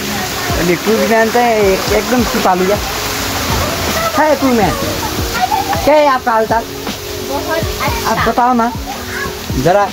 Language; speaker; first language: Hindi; non-native, learner; Nepali